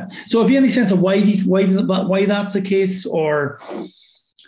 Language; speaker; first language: English; native; English